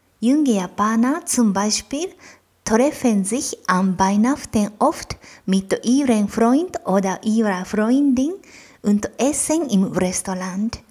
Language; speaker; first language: German; non-native, fluent; Japanese